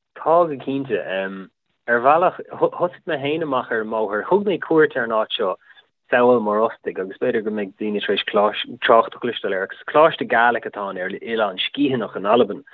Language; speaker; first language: Irish; native; Irish